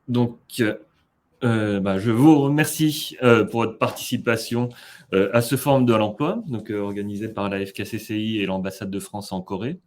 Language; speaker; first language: French; native; French